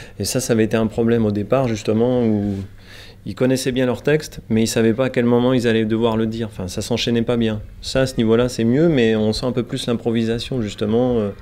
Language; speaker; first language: French; native; French